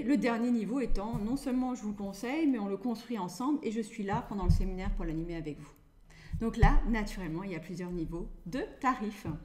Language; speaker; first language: French; native; French